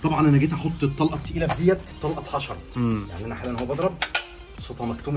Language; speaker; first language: Arabic; native; Arabic